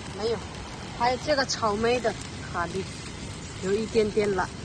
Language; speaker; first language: Chinese; non-native, learner; Nepali